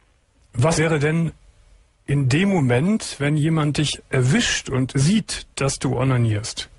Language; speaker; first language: German; native; German